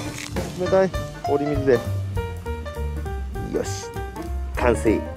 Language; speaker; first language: Japanese; native; Japanese